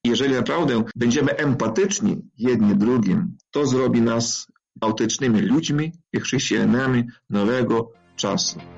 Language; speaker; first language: Polish; non-native, fluent; Ukrainian